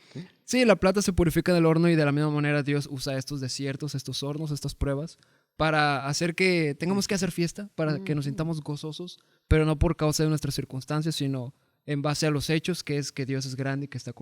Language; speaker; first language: Spanish; native; Spanish